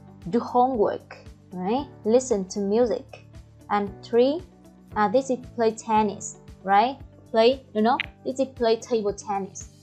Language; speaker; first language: English; non-native, fluent; Vietnamese